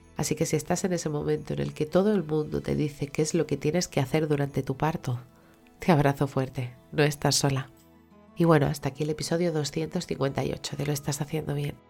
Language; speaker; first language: Spanish; native; Spanish